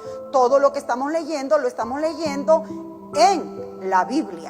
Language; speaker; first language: Spanish; native; Spanish